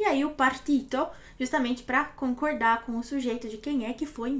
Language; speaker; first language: Portuguese; native; Portuguese